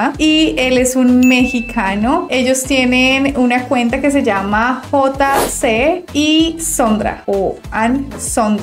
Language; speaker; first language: Spanish; native; Spanish